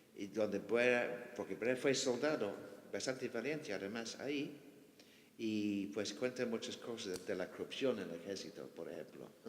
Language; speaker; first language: Spanish; non-native, fluent; English